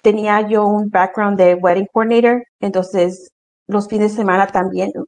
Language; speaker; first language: Spanish; early bilingual, heritage; Spanish